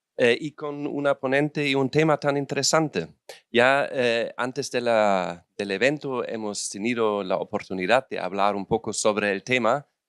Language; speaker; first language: Spanish; non-native, fluent; German